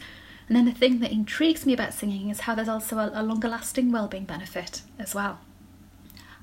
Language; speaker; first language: English; native; English